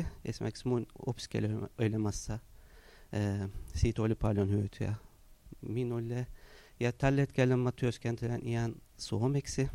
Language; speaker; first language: Finnish; non-native, learner; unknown